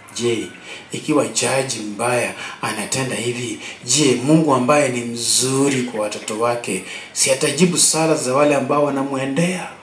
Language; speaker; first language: Swahili; non-native, local second language; Luo (Kenya and Tanzania)